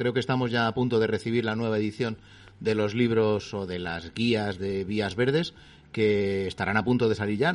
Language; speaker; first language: Spanish; native; Spanish